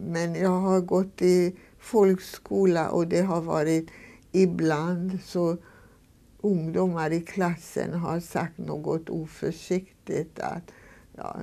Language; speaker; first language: Swedish; non-native, fluent; Hungarian